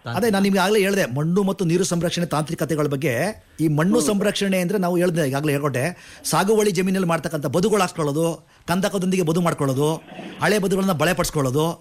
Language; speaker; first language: Kannada; native; Kannada